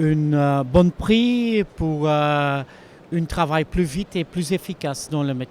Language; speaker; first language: French; non-native, local second language; Dutch